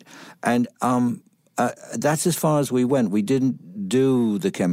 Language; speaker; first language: English; native; English